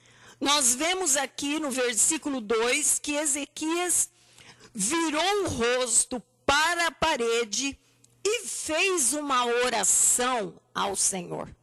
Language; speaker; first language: Portuguese; native; Portuguese